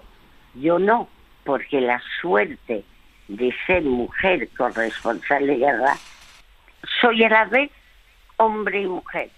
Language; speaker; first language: Spanish; early bilingual, other home language; French